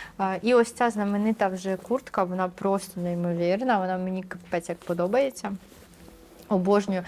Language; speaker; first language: Ukrainian; early bilingual, other home language; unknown